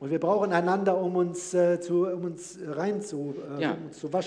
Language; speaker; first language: German; native; German